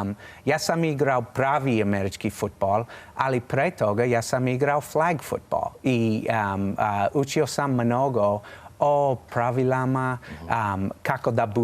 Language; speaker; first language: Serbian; non-native, learner; English